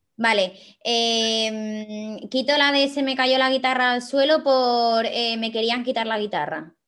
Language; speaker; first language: Spanish; native; Spanish